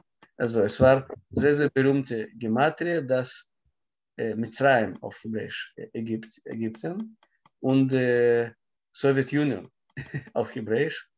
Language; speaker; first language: German; non-native, fluent; Russian